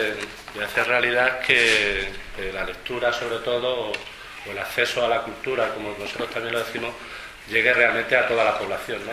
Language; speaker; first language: Spanish; native; Spanish